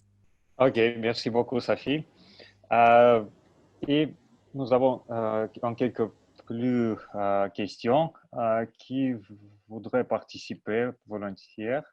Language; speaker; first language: French; non-native, learner; Russian